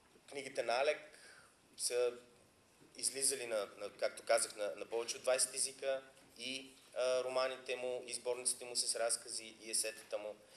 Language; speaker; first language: Bulgarian; native; Bulgarian